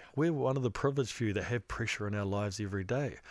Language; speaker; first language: English; native; English